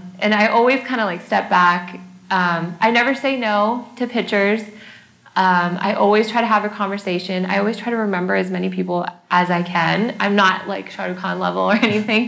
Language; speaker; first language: English; native; English